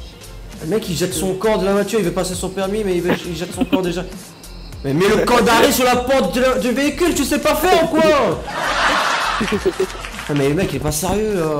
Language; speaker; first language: French; native; French